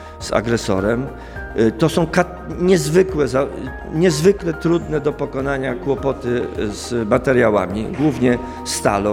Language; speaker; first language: Polish; native; Polish